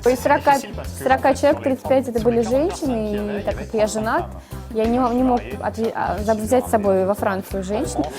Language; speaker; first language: Russian; native; Russian